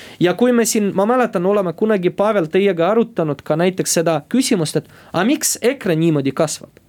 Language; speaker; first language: Estonian; non-native, local second language; Russian